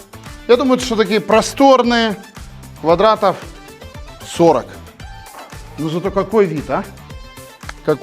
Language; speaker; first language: Russian; native; Russian